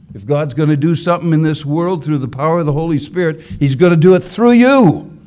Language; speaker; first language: English; native; English